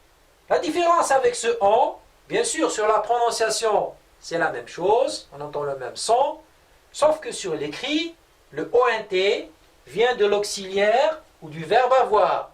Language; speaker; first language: French; non-native, local second language; Arabic